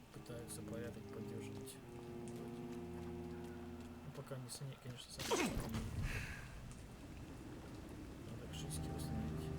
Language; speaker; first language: Russian; native; Russian